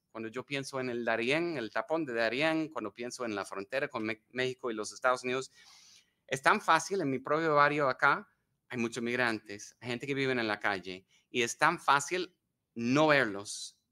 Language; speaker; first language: Spanish; non-native, fluent; English